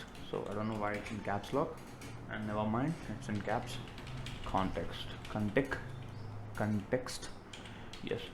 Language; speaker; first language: English; non-native, local second language; Telugu